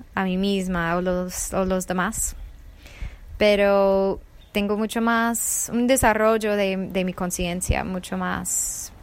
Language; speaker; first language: Spanish; non-native, fluent; English